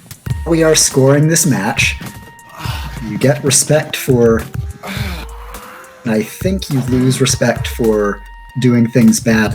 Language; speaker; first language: English; native; English